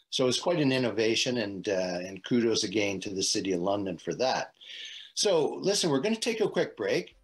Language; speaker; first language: English; native; English